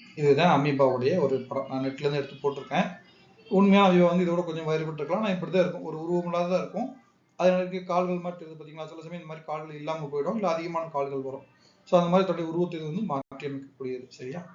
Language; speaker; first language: Tamil; native; Tamil